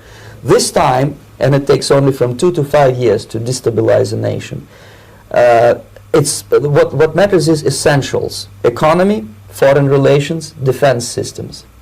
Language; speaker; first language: English; non-native, fluent; Russian